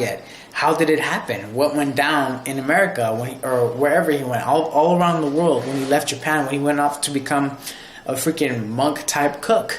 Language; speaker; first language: English; native; English